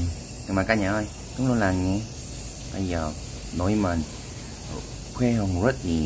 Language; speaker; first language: Vietnamese; non-native, learner; Korean